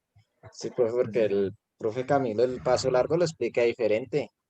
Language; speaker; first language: Spanish; native; Spanish